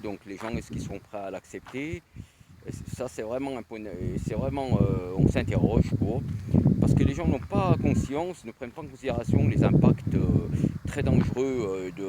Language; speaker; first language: French; native; French